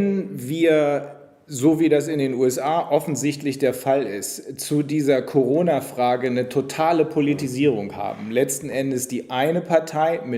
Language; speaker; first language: German; native; German